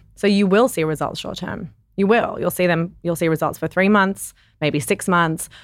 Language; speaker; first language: English; native; English